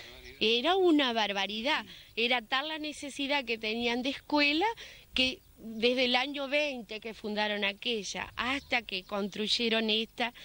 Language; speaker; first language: Spanish; native; Spanish